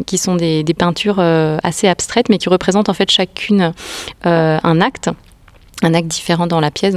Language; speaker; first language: French; native; French